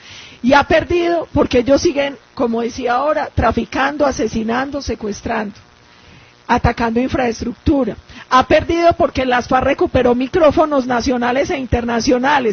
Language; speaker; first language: Spanish; native; Spanish